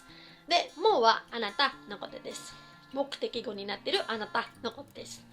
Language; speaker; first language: Japanese; non-native, fluent; Filipino